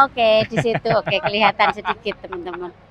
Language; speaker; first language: Indonesian; native; Indonesian